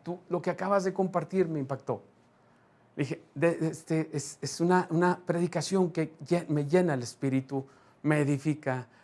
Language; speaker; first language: Spanish; native; Spanish